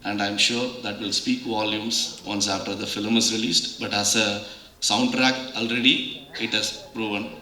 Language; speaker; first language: English; non-native, local second language; Tamil